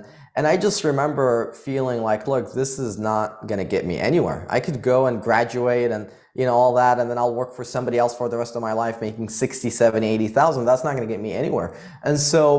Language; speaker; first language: English; early bilingual, other home language; Arabic